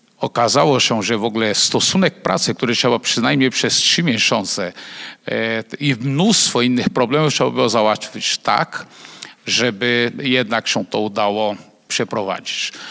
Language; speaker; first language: Polish; non-native, fluent; Portuguese